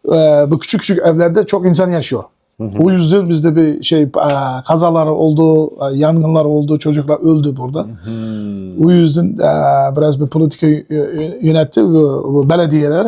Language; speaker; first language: Turkish; non-native, learner; Uyghur